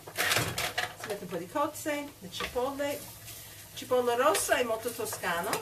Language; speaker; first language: Italian; non-native, fluent; English